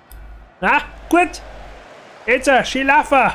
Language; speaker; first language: German; native; German